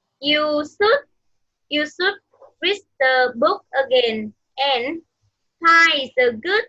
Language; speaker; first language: English; non-native, fluent; Vietnamese